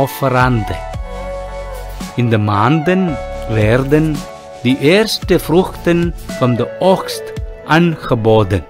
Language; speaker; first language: Dutch; non-native, fluent; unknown